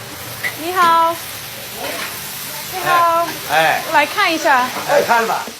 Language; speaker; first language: Chinese; non-native, fluent; English